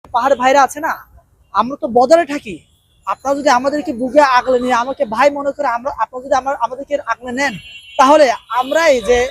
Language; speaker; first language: Bangla; non-native, local second language; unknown